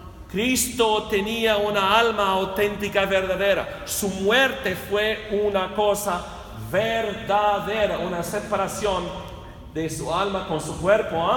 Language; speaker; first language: Spanish; non-native, fluent; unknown